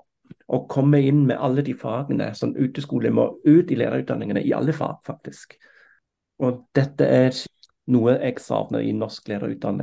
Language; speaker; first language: Norwegian; non-native, fluent; German